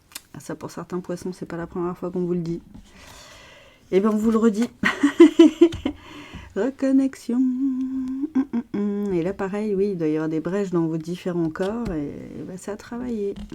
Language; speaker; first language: French; native; French